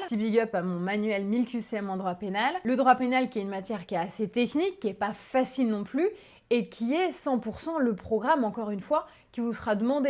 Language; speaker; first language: French; native; French